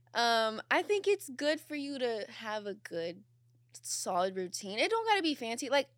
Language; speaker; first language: English; native; English